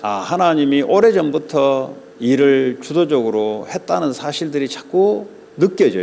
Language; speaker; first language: Korean; native; Korean